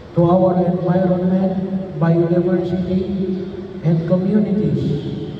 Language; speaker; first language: English; non-native, local second language; Filipino